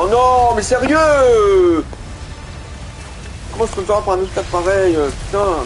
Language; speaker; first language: French; native; French